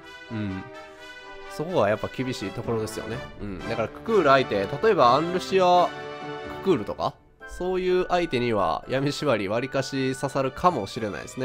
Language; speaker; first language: Japanese; native; Japanese